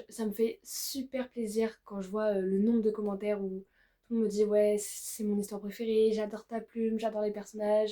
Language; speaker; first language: French; native; French